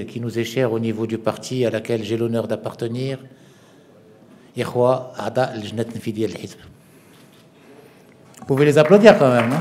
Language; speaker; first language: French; non-native, local second language; Arabic